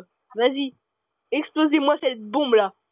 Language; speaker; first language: French; native; French